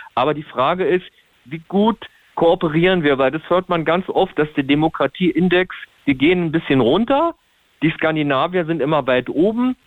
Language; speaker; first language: German; native; German